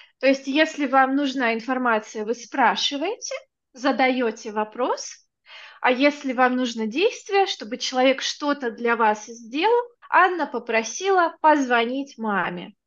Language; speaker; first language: Russian; native; Russian